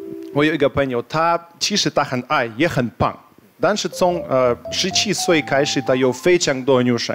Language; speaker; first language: Chinese; non-native, fluent; Russian